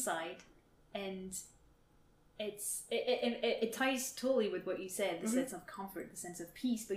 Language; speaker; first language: English; non-native, fluent; French